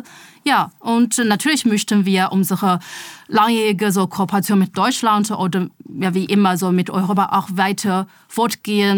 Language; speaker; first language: German; non-native, fluent; Chinese